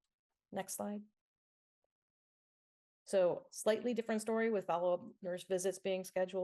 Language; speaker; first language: English; native; English